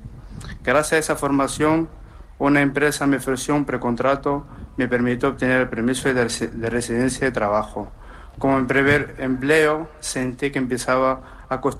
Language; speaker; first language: Spanish; non-native, learner; Arabic